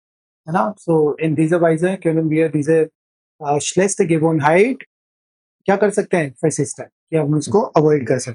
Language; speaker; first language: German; non-native, fluent; Hindi